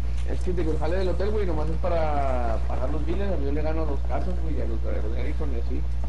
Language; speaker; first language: Spanish; early bilingual, heritage; Spanish